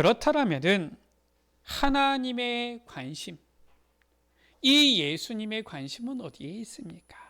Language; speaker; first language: Korean; native; Korean